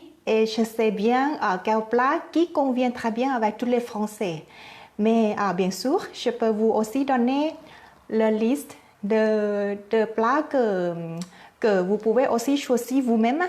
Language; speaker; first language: French; non-native, learner; Thai